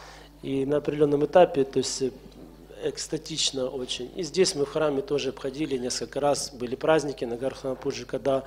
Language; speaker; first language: Russian; native; Russian